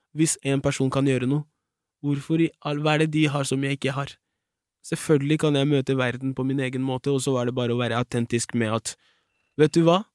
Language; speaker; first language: Norwegian; early bilingual, other home language; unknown